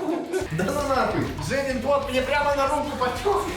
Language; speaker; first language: Russian; native; Russian